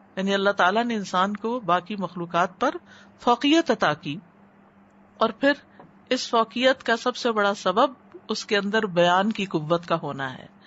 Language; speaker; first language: Urdu; native; Urdu